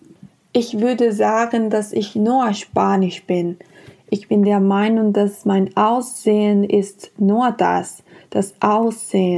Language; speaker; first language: German; non-native, fluent; Spanish